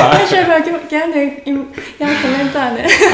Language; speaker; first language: German; non-native, learner; Japanese